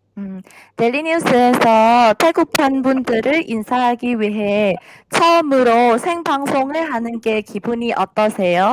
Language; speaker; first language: Korean; non-native, fluent; Thai